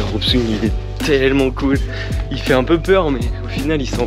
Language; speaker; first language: French; native; French